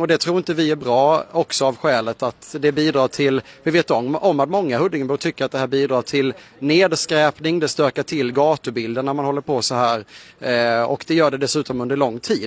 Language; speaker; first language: Swedish; native; Swedish